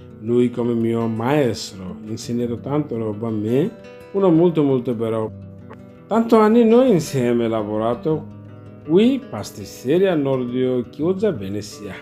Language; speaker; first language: Italian; non-native, learner; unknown